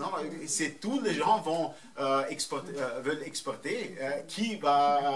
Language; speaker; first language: French; non-native, fluent; German